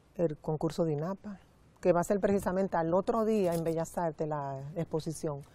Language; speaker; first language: Spanish; native; Spanish